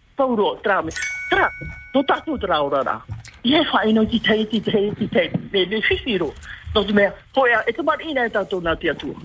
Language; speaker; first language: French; non-native, local second language; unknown